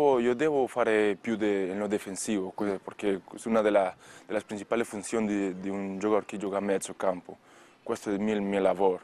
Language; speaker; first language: Italian; non-native, learner; Spanish